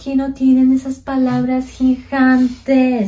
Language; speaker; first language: Spanish; non-native, fluent; Polish